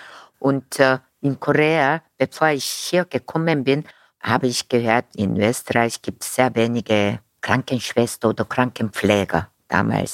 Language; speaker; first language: German; non-native, fluent; Korean